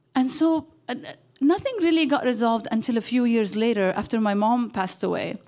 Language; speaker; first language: English; early bilingual, other home language; Arabic